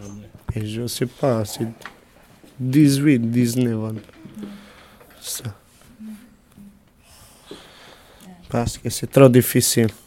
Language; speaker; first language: French; non-native, learner; Romanian